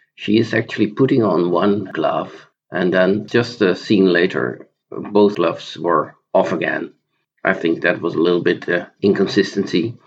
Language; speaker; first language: English; non-native, fluent; Dutch